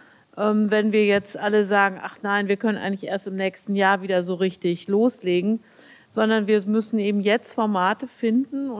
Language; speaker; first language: German; native; German